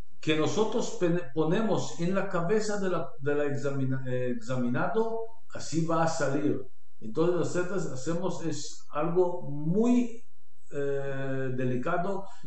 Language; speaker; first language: Spanish; non-native, learner; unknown